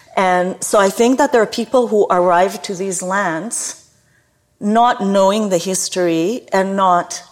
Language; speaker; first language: English; non-native, fluent; Hebrew